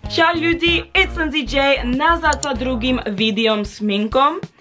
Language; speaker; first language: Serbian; non-native, learner; English